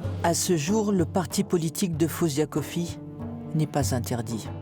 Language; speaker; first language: French; native; French